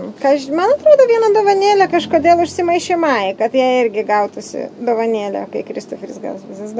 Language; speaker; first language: Lithuanian; native; Lithuanian